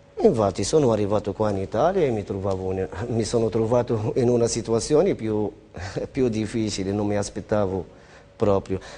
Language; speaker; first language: Italian; non-native, fluent; Arabic